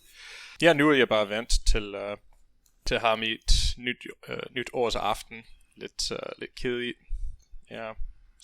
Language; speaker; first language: Danish; non-native, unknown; English